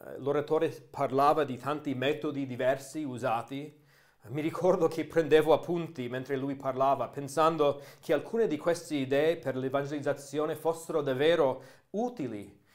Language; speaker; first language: Italian; non-native, fluent; English